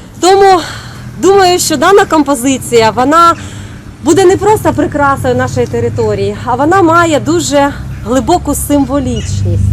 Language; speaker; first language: Ukrainian; native; Ukrainian